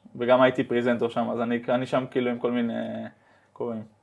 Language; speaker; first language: Hebrew; early bilingual, heritage; Dutch